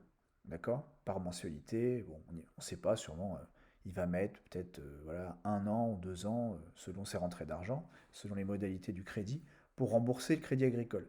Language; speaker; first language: French; native; French